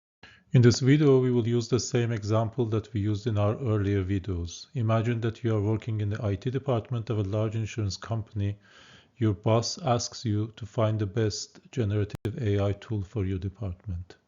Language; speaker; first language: English; non-native, fluent; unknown